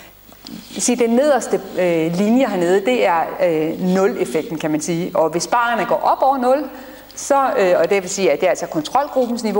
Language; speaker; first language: Danish; native; Danish